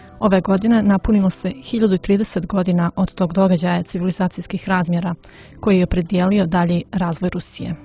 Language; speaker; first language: Serbian; native; Serbian